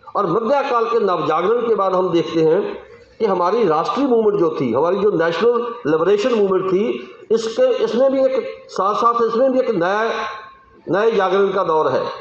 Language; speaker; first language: Hindi; non-native, local second language; Punjabi